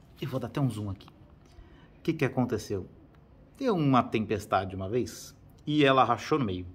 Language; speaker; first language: Portuguese; native; Portuguese